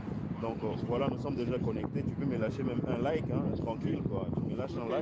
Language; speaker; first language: French; non-native, local second language; Lingala